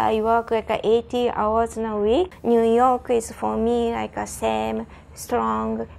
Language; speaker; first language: English; non-native, fluent; Japanese